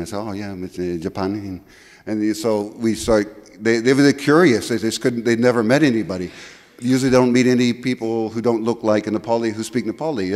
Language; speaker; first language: English; native; English